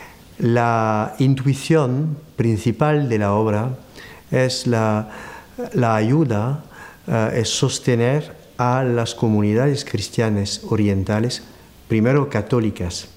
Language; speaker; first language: Spanish; non-native, fluent; French